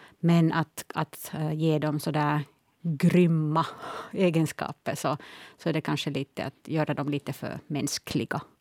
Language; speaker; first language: Swedish; non-native, local second language; Finnish